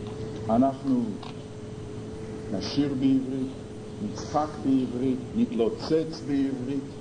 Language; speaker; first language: Hebrew; non-native, fluent; English